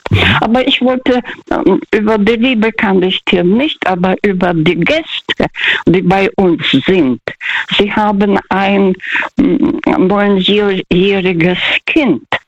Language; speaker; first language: German; non-native, fluent; Russian